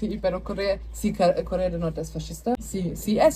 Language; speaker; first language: Spanish; non-native, learner; German